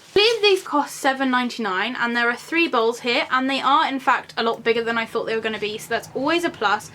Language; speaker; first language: English; native; English